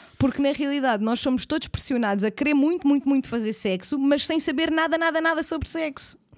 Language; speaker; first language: Portuguese; native; Portuguese